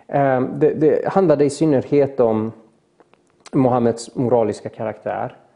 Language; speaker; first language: Swedish; early bilingual, other home language; Persian